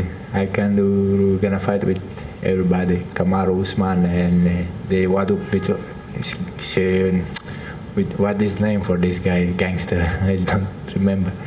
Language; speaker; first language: English; non-native, learner; Chechen